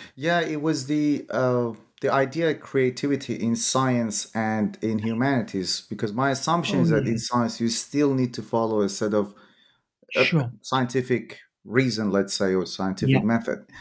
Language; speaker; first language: English; non-native, fluent; Persian